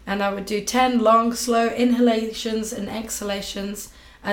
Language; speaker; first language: English; native; English